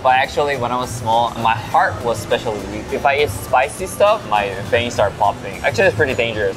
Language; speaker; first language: English; non-native, fluent; Korean